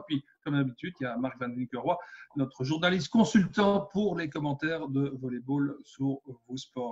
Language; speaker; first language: French; native; French